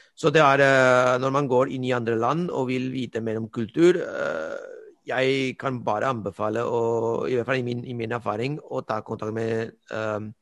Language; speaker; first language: Norwegian; non-native, fluent; Spanish